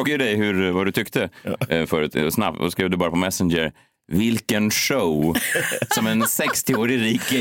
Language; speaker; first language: Swedish; native; Swedish